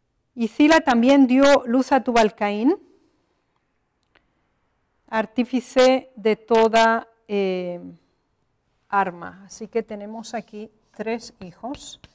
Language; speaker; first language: Spanish; native; Spanish